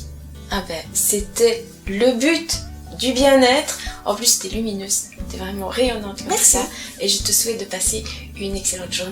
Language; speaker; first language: French; native; French